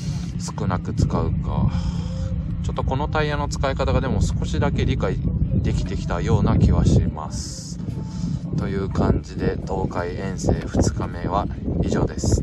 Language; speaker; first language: Japanese; native; Japanese